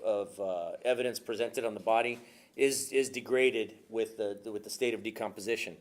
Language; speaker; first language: English; native; English